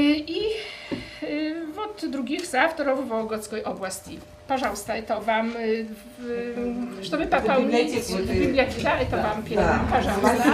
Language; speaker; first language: Russian; non-native, fluent; Polish